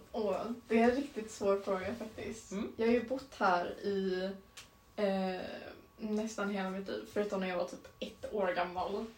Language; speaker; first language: Swedish; native; Swedish